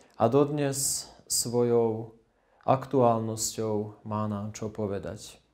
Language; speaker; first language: Slovak; native; Slovak